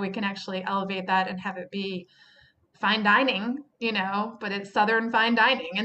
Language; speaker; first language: English; native; English